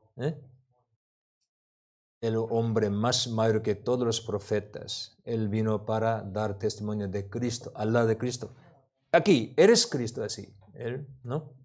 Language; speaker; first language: Spanish; non-native, learner; Korean